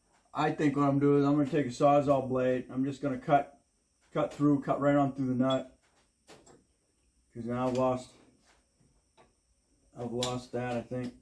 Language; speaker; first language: English; native; English